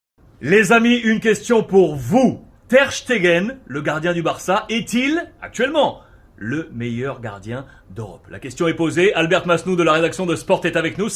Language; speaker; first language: French; native; French